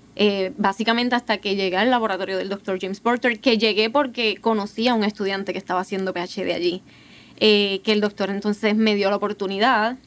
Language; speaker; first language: Spanish; native; Spanish